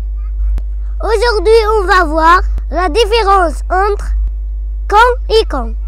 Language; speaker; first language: French; non-native, local second language; Arabic